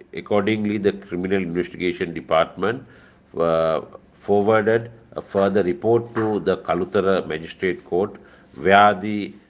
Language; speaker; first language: English; non-native, local second language; Sinhala